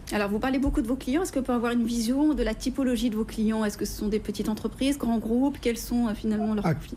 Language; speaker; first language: French; native; French